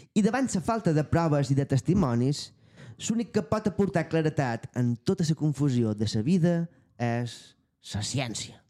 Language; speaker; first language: Catalan; native; Catalan